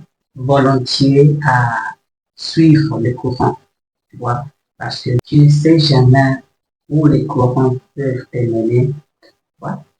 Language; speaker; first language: French; non-native, learner; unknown